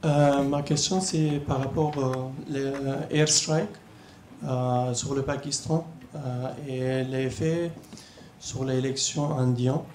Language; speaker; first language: French; non-native, fluent; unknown